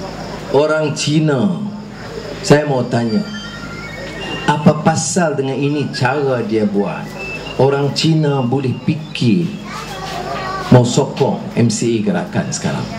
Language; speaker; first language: Malay; native; Malay